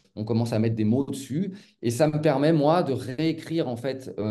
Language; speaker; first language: French; native; French